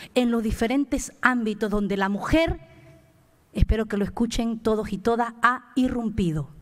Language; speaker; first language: Spanish; native; Spanish